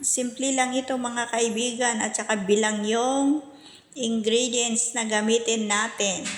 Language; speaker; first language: Filipino; non-native, local second language; Cebuano